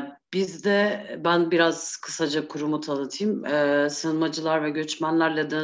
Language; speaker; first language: Turkish; native; Turkish